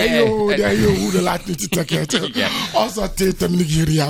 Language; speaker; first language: Hungarian; non-native, fluent; Yoruba